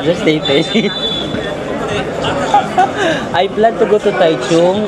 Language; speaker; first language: English; non-native, local second language; Filipino